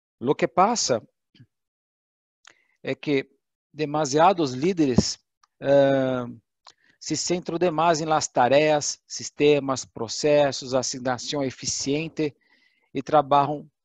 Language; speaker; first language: Portuguese; non-native, learner; Spanish